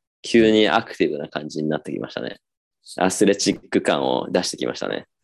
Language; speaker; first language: Japanese; native; Japanese